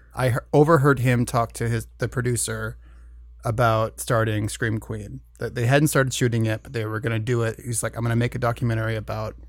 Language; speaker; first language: English; native; English